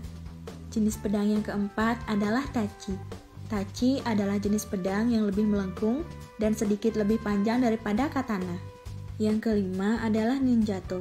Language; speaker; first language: Indonesian; native; Indonesian